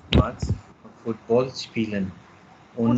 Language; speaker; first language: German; non-native, learner; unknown